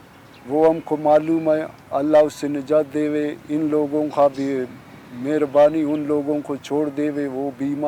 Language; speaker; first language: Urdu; non-native, local second language; Baluchi